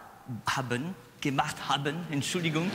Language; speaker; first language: German; non-native, learner; French